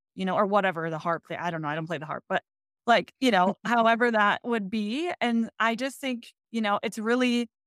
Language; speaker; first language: English; native; English